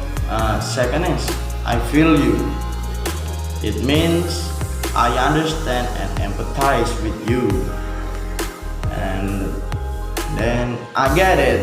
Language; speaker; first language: English; non-native, learner; Indonesian